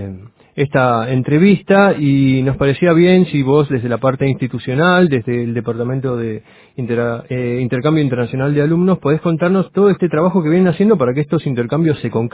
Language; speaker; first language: Spanish; native; Spanish